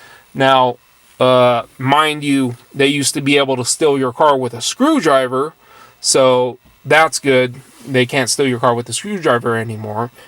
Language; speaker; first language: English; native; English